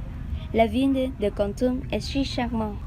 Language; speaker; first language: French; non-native, learner; Vietnamese